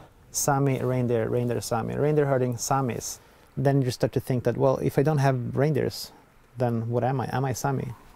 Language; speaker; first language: English; non-native, fluent; Swedish